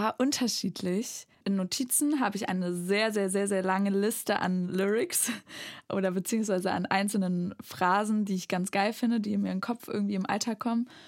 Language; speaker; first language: German; native; German